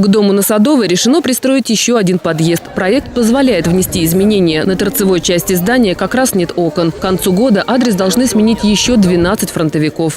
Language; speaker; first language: Russian; native; Russian